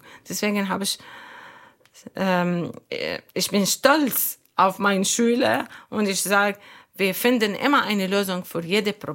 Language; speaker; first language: German; non-native, learner; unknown